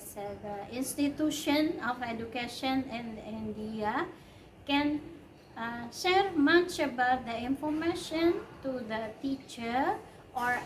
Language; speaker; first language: English; non-native, learner; Indonesian